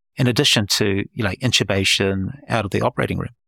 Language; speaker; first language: English; native; English